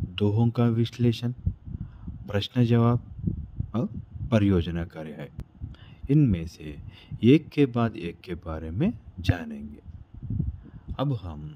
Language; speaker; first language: Hindi; non-native, local second language; Telugu